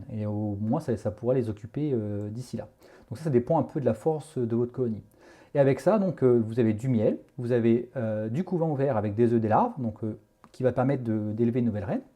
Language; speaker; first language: French; native; French